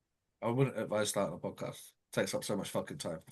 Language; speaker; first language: English; native; English